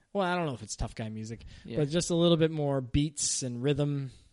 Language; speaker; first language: English; native; English